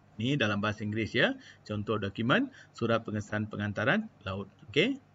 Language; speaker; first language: Malay; non-native, local second language; Malayalam